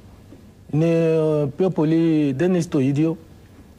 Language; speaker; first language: Greek; non-native, learner; Yoruba